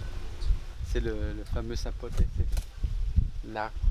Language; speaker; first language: French; non-native, fluent; Spanish